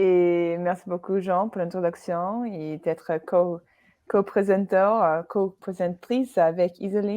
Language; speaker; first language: French; non-native, fluent; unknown